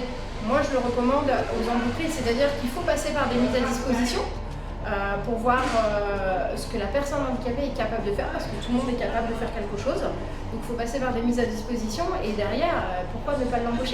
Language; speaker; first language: French; native; French